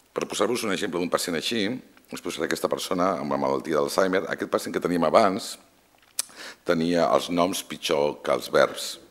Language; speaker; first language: Catalan; non-native, local second language; Spanish